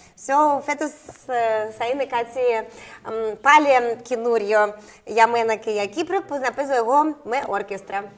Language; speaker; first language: Greek; non-native, learner; Russian